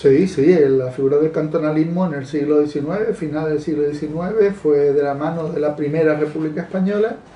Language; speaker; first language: Spanish; native; Spanish